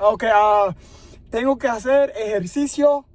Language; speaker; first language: Spanish; early bilingual, other home language; English